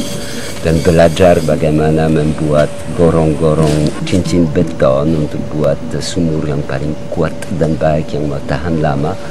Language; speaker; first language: Indonesian; non-native, learner; French